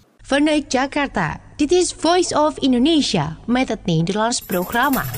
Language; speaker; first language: Dutch; non-native, fluent; Indonesian